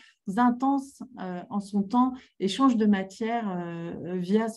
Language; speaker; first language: French; native; French